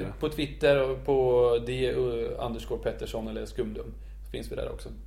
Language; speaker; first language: Swedish; native; Swedish